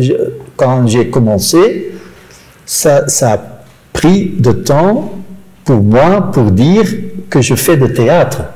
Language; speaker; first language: French; non-native, local second language; Dutch